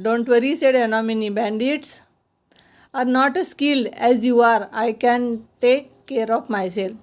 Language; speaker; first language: English; non-native, local second language; Marathi